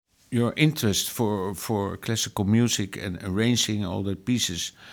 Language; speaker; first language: English; non-native, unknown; Dutch